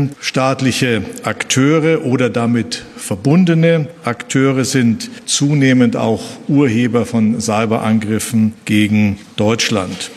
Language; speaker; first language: German; native; German